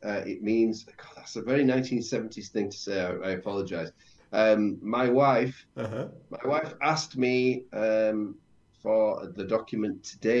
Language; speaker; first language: English; native; English